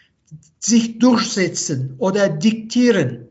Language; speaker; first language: German; non-native, fluent; Turkish